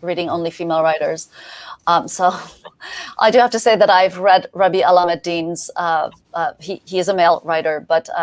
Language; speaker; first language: English; early bilingual, other home language; Persian